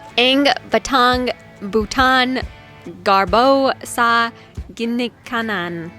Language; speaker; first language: Cebuano; non-native, learner; English